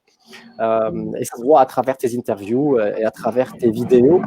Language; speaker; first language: French; native; French